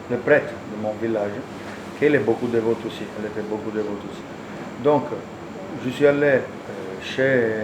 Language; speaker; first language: French; non-native, learner; Italian